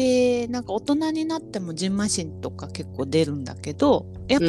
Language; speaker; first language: Japanese; native; Japanese